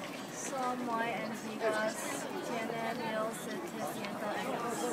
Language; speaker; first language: Spanish; non-native, learner; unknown